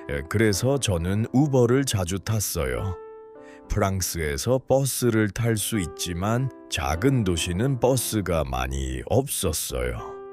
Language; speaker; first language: Korean; non-native, learner; Uzbek